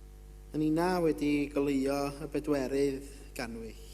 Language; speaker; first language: Welsh; native; Welsh